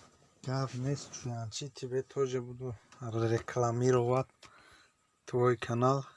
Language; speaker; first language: Russian; non-native, learner; Tajik